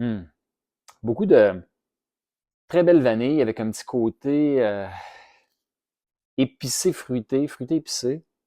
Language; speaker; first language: French; native; French